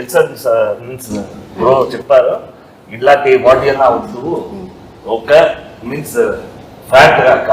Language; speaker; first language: Telugu; non-native, learner; Tamil